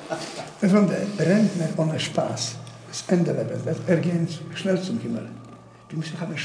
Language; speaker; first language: German; non-native, learner; Polish